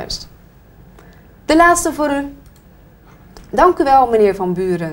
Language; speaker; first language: Dutch; native; Dutch